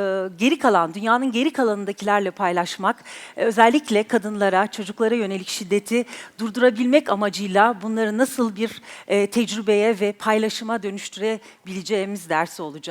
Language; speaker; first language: Turkish; native; Turkish